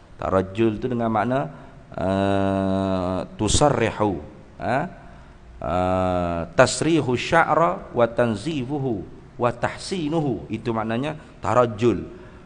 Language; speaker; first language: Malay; native; Malay